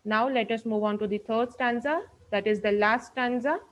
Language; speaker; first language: English; non-native, local second language; Hindi